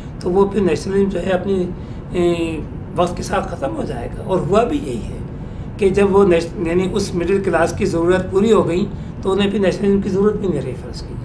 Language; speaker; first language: Urdu; native; Urdu